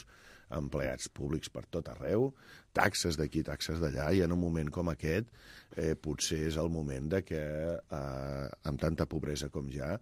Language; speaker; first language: Catalan; native; Catalan